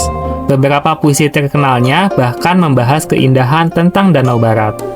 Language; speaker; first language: Indonesian; native; Indonesian